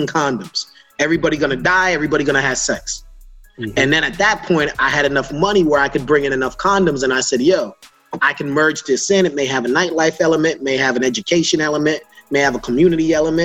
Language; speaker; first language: English; native; English